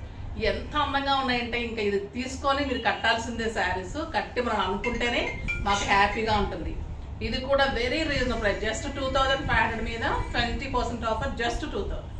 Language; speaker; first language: Telugu; native; Telugu